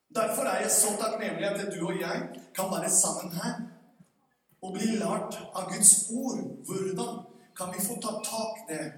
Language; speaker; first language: Norwegian; non-native, fluent; Spanish